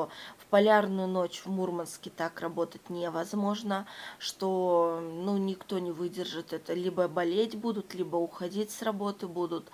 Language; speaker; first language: Russian; native; Russian